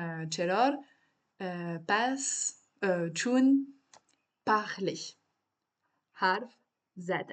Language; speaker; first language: Persian; non-native, learner; French